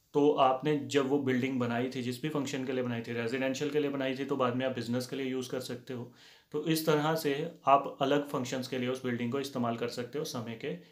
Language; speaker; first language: Hindi; native; Hindi